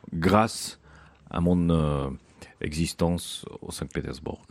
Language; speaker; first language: French; non-native, fluent; Russian